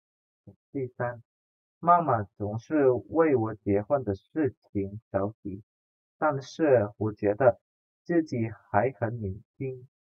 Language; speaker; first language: Chinese; non-native, fluent; Indonesian